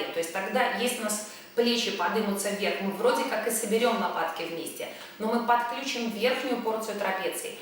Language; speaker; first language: Russian; native; Russian